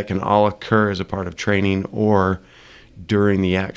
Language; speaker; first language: English; native; English